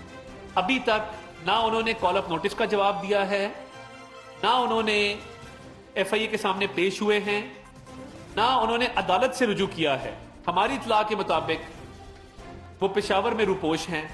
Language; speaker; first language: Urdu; non-native, local second language; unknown